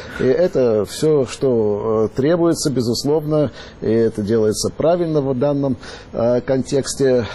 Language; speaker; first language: Russian; native; Russian